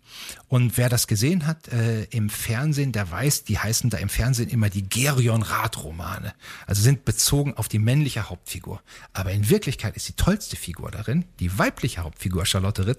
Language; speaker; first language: German; native; German